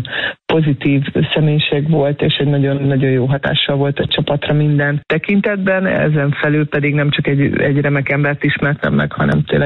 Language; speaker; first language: Hungarian; native; Hungarian